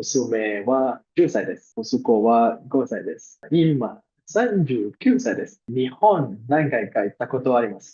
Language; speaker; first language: Japanese; non-native, learner; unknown